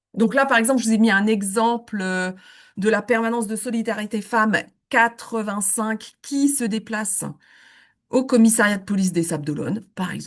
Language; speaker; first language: French; native; French